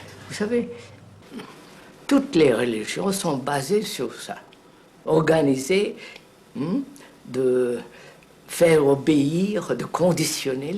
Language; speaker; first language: French; non-native, fluent; Telugu